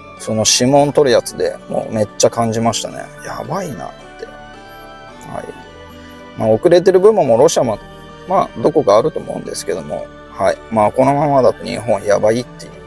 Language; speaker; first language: Japanese; native; Japanese